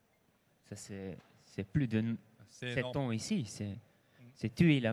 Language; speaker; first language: French; non-native, local second language; Dutch